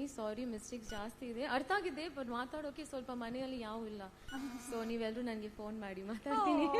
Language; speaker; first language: Kannada; non-native, learner; Tamil